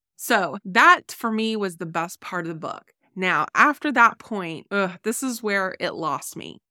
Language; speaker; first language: English; native; English